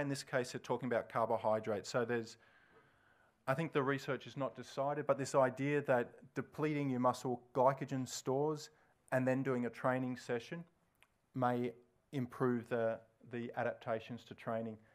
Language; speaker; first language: English; native; English